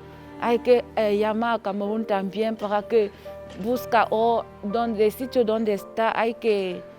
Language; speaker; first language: Spanish; non-native, learner; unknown